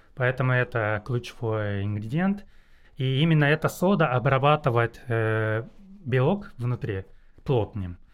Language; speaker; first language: Russian; non-native, learner; Japanese